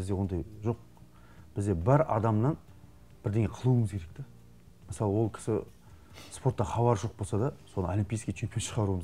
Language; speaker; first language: Kazakh; native; Kazakh